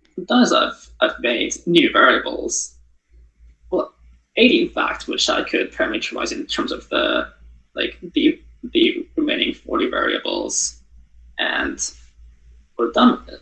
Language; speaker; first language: English; non-native, fluent; Japanese